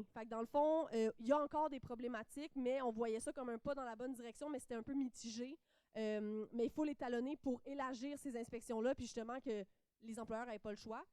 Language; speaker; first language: French; native; French